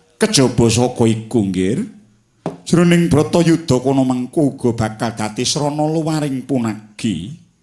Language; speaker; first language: Javanese; native; Javanese